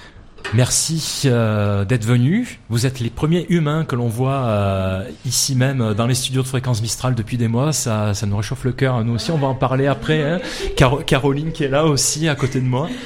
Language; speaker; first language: French; native; French